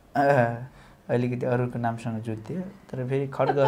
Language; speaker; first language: Nepali; non-native, local second language; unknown